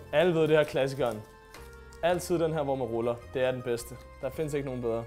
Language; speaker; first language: Danish; native; Danish